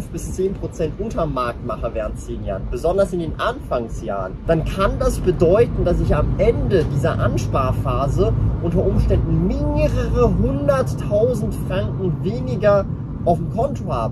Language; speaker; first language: German; native; German